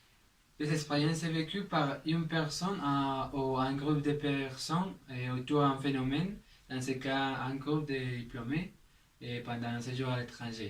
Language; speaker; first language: French; non-native, learner; Spanish